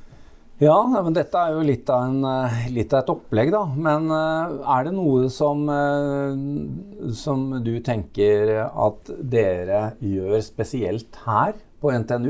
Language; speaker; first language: Norwegian; native; Norwegian